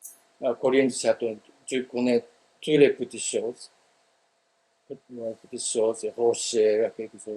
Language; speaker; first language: French; non-native, fluent; Japanese